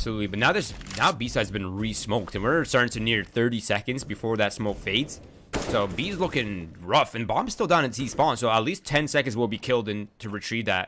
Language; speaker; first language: English; native; English